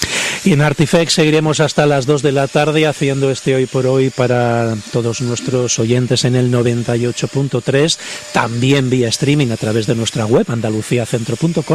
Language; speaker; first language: Spanish; native; Spanish